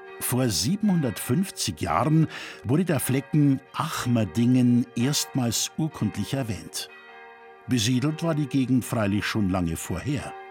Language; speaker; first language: German; native; German